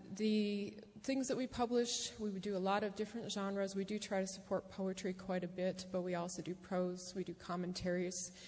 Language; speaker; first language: English; native; English